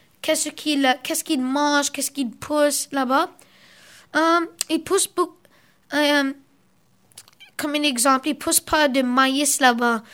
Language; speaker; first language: French; early bilingual, other home language; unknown